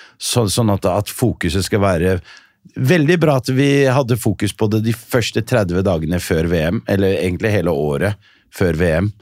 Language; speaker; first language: Norwegian; early bilingual, other home language; Riffian